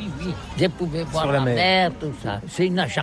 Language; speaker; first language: French; non-native, learner; Catalan